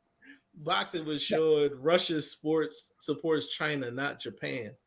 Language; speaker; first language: English; native; English